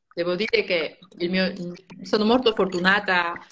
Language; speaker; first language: Italian; non-native, fluent; Georgian